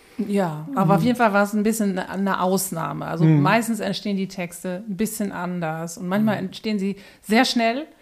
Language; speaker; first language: German; native; German